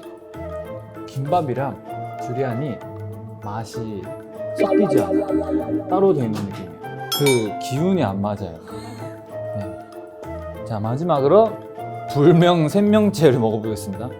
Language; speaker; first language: Korean; non-native, fluent; Chinese